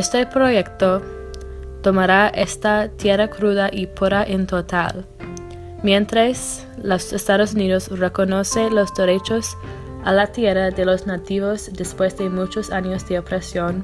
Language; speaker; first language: Spanish; non-native, learner; English